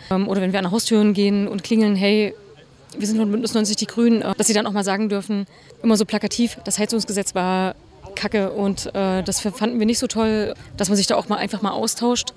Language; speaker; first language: German; native; German